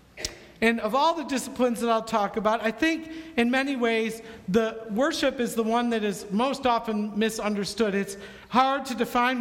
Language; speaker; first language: English; native; English